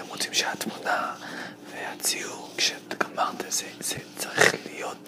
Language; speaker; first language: Hebrew; non-native, fluent; English